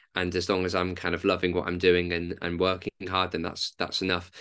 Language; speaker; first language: English; native; English